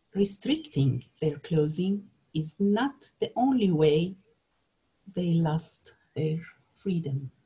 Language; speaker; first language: English; non-native, learner; Persian